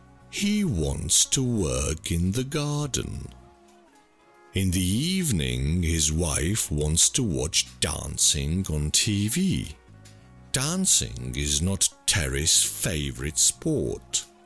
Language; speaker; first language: English; non-native, fluent; Czech